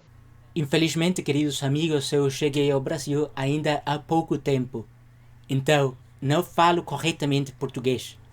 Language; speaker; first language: Portuguese; non-native, learner; Spanish